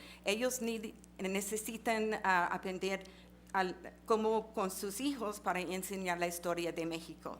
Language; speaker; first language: Spanish; non-native, fluent; English